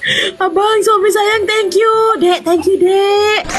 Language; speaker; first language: Indonesian; native; Indonesian